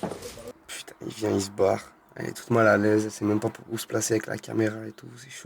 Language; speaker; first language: French; native; French